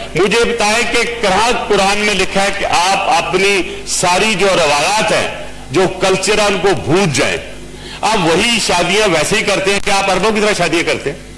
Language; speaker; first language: Urdu; non-native, local second language; Punjabi